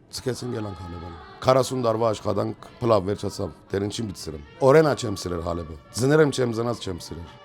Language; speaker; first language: Armenian; early bilingual, heritage; Armenian